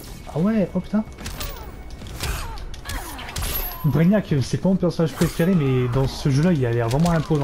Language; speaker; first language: French; native; French